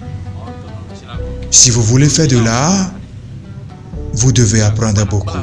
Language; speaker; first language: French; non-native, local second language; Ewe